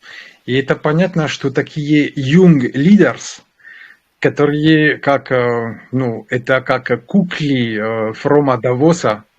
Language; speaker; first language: Russian; non-native, learner; French